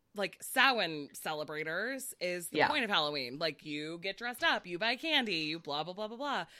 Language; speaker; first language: English; native; English